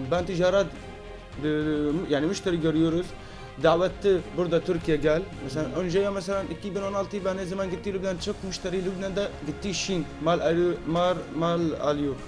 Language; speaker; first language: Turkish; non-native, learner; Arabic